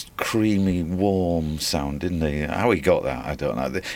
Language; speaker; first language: English; native; English